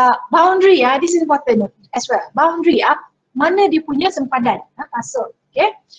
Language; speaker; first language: English; non-native, local second language; Malay